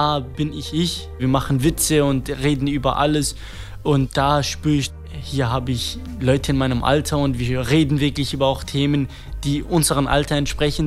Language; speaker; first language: German; non-native, fluent; Kurdish